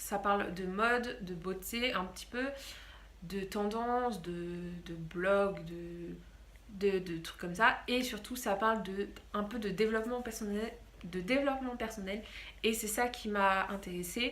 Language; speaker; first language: French; native; French